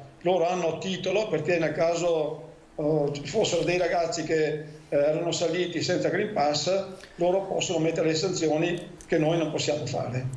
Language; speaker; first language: Italian; native; Italian